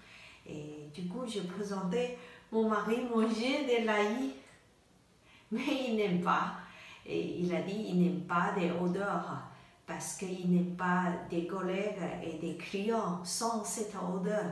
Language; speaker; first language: French; non-native, learner; Chinese